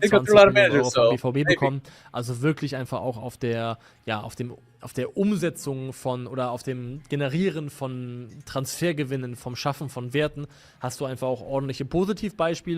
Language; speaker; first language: German; native; German